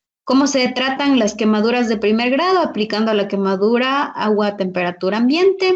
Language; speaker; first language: Spanish; native; Spanish